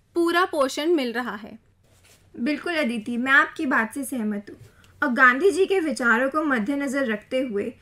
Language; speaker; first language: Hindi; native; Hindi